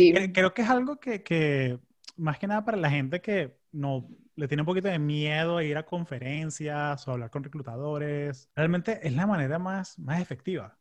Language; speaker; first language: Spanish; early bilingual, heritage; Spanish